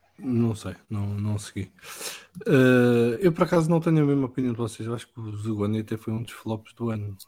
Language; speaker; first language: Portuguese; native; Portuguese